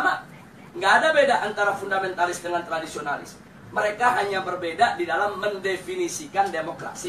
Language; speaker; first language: Indonesian; native; Indonesian